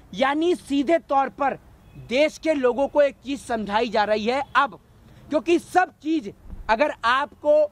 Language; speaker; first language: Hindi; native; Hindi